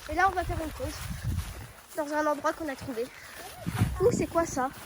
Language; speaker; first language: French; early bilingual, heritage; French